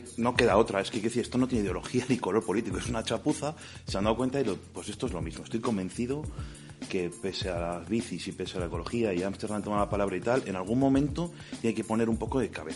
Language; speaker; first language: Spanish; native; Spanish